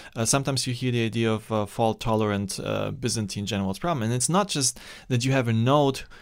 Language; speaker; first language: English; non-native, fluent; German